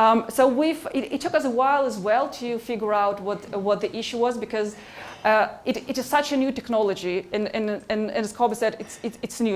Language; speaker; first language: English; non-native, fluent; Hebrew